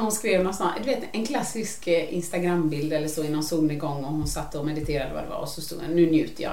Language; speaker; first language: Swedish; native; Swedish